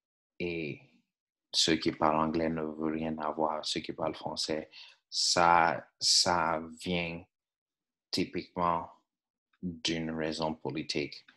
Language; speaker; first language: French; non-native, fluent; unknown